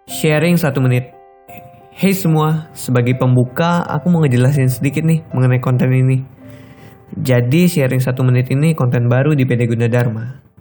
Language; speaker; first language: Indonesian; native; Indonesian